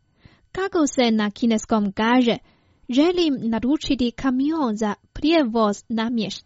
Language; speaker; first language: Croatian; non-native, fluent; Chinese